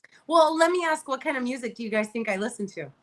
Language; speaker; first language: English; native; English